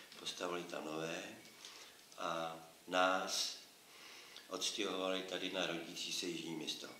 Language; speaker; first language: Czech; native; Czech